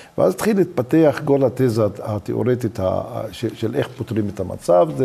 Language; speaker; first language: Hebrew; non-native, local second language; Arabic